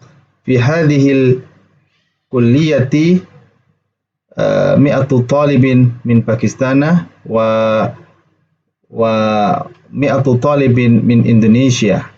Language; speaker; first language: Arabic; non-native, fluent; Indonesian